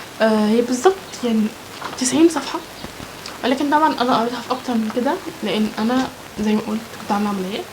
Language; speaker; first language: Arabic; native; Arabic